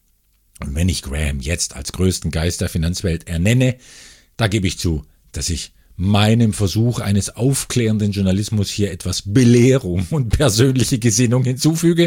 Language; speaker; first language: German; native; German